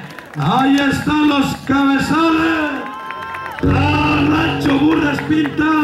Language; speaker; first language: Spanish; native; Spanish